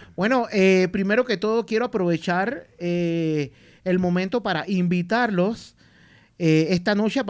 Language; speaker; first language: Spanish; native; Spanish